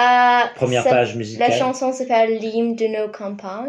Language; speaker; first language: French; non-native, fluent; English